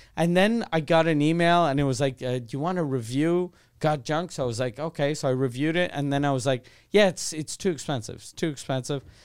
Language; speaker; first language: English; non-native, local second language; French